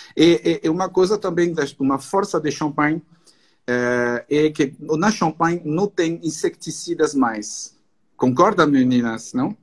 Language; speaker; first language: Portuguese; non-native, fluent; French